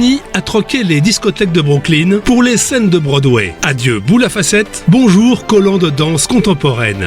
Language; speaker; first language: French; native; French